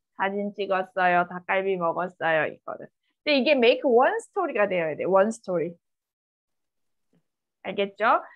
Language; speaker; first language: Korean; native; Korean